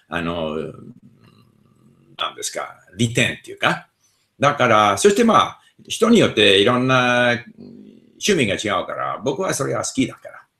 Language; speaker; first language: Japanese; non-native, fluent; English